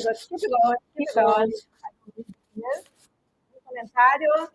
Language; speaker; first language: English; non-native, learner; Portuguese